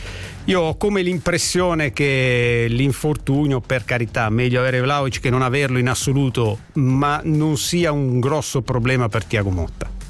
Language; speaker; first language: Italian; native; Italian